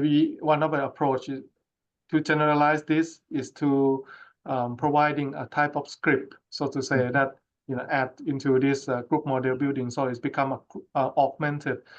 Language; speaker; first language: English; non-native, fluent; Thai